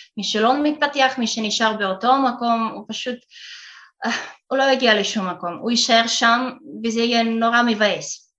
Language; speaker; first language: Hebrew; non-native, fluent; Russian